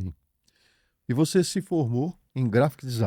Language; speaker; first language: Portuguese; native; Portuguese